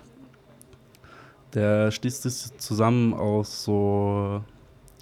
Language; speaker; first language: German; native; German